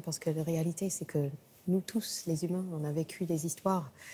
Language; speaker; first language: French; non-native, fluent; English